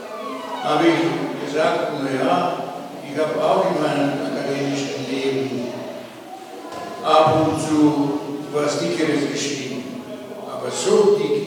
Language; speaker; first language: German; non-native, fluent; Slovenian